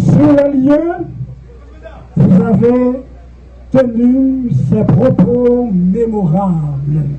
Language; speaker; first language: French; non-native, local second language; Haitian Creole